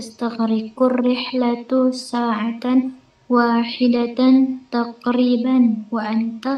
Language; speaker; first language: Arabic; non-native, learner; Indonesian